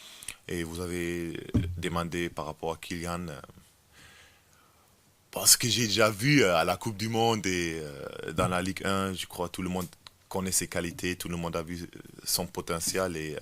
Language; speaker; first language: French; non-native, fluent; German